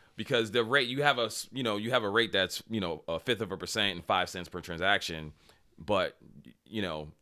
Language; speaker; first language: English; native; English